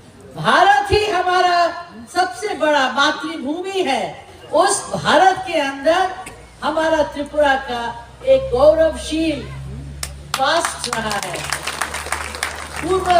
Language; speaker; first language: Hindi; non-native, local second language; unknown